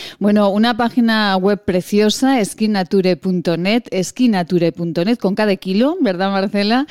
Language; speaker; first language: Spanish; native; Spanish